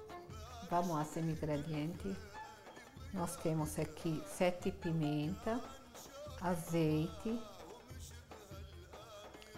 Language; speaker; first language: Portuguese; non-native, fluent; Arabic